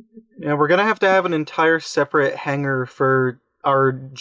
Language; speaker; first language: English; native; English